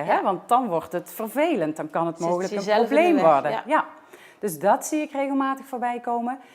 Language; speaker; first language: Dutch; native; Dutch